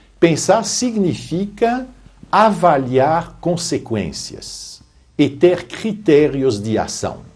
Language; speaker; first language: Portuguese; non-native, fluent; French